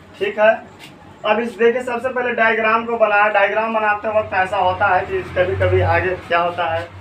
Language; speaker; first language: Hindi; native; Hindi